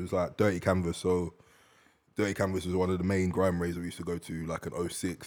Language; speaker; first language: English; native; English